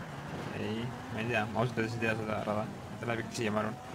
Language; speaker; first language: Estonian; native; Estonian